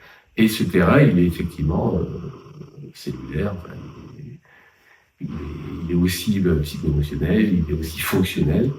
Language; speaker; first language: French; native; French